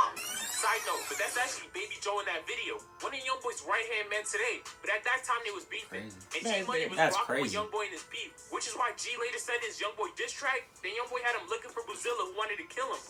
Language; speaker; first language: English; native; English